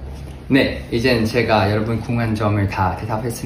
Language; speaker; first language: Korean; non-native, fluent; Thai